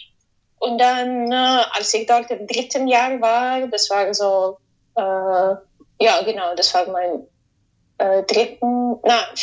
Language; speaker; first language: German; non-native, fluent; Ukrainian